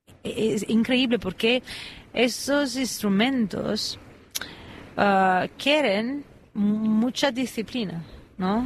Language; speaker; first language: Spanish; non-native, fluent; Italian